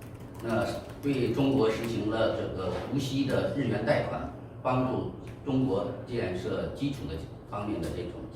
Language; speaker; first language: Chinese; native; Chinese